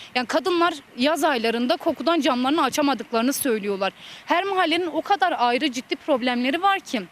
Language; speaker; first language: Turkish; native; Turkish